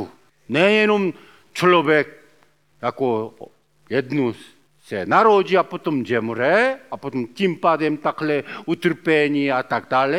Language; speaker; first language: Czech; non-native, learner; Korean